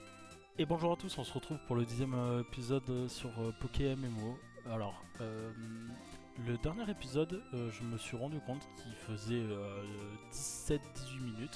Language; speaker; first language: French; native; French